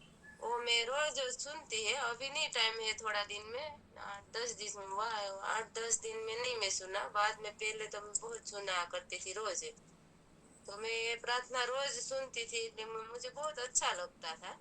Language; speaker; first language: Hindi; non-native, local second language; Gujarati